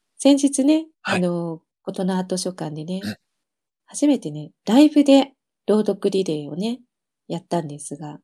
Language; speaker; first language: Japanese; native; Japanese